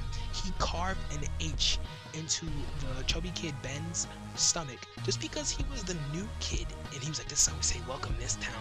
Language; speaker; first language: English; native; English